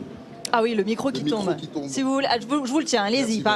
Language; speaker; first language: French; native; French